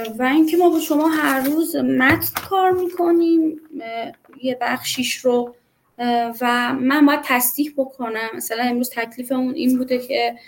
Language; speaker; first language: Persian; native; Persian